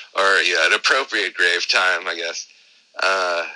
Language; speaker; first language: English; native; English